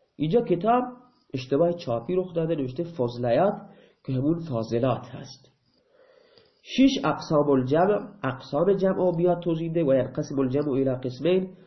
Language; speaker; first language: Persian; non-native, local second language; Baluchi